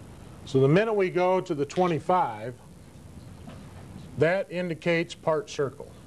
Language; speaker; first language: English; native; English